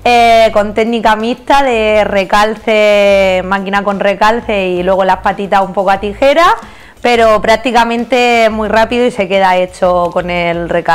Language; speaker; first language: Spanish; native; Spanish